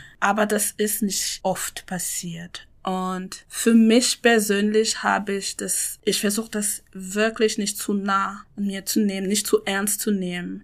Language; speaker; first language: German; non-native, fluent; French